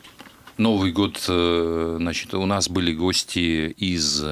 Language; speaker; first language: Russian; native; Russian